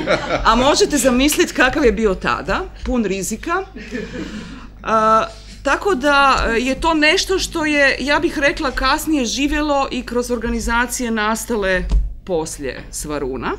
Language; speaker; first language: Croatian; native; Croatian